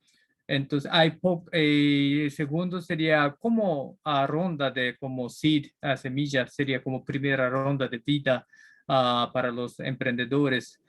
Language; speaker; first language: Spanish; non-native, learner; Japanese